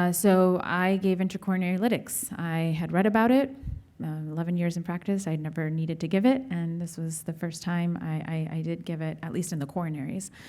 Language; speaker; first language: English; native; English